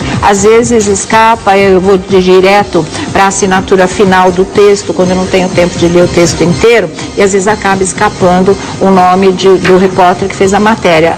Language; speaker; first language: Portuguese; native; Portuguese